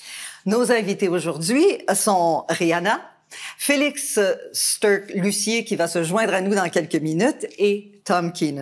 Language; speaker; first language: French; native; French